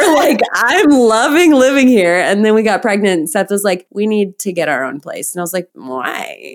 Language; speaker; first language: English; native; English